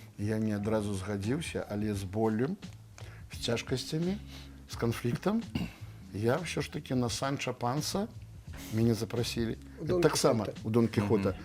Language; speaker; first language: Belarusian; native; Belarusian